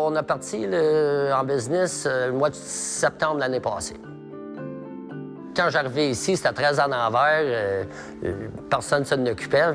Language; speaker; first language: French; native; French